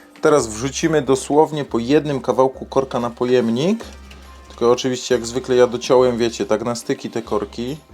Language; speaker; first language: Polish; native; Polish